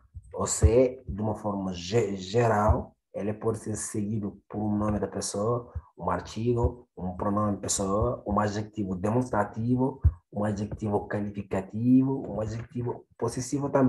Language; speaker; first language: Portuguese; non-native, fluent; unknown